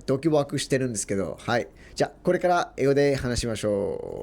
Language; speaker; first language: Japanese; non-native, learner; English